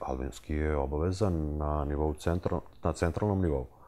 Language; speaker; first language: Serbian; native; Serbian